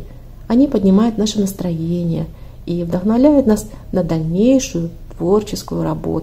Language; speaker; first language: Russian; native; Russian